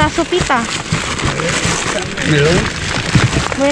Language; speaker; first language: Spanish; non-native, learner; Filipino